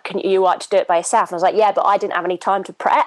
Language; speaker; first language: English; native; English